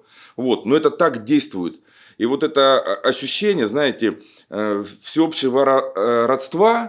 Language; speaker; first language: Russian; native; Russian